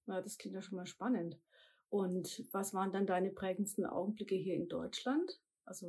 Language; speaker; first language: German; native; German